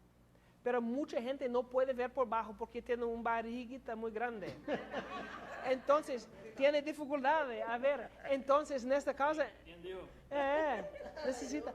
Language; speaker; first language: Spanish; non-native, learner; English